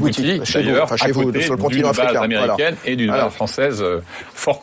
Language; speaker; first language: French; native; French